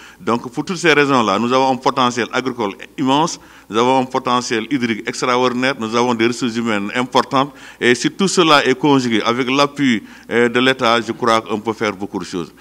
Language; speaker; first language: French; non-native, local second language; Wolof